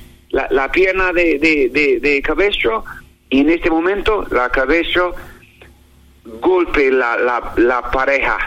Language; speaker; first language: Spanish; non-native, learner; English